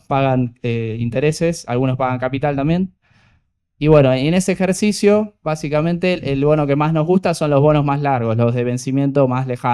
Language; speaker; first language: Spanish; native; Spanish